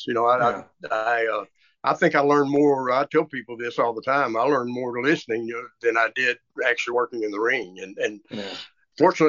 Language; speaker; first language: English; native; English